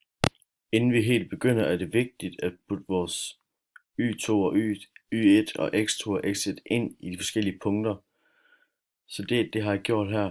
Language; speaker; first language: Danish; native; Danish